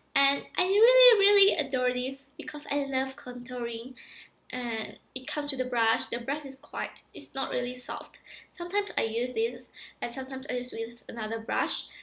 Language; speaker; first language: English; non-native, fluent; Indonesian